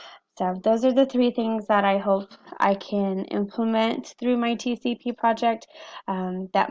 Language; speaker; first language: English; native; English